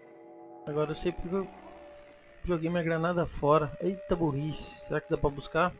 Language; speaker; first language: Portuguese; native; Portuguese